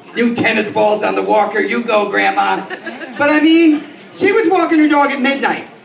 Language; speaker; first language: English; native; English